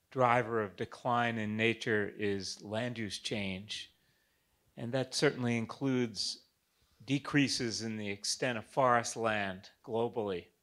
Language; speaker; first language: English; native; English